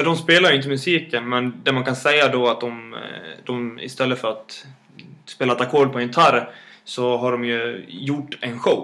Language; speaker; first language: Swedish; native; Swedish